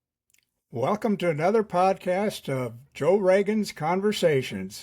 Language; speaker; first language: English; native; English